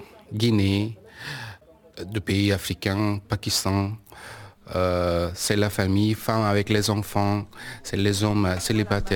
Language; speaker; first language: French; non-native, learner; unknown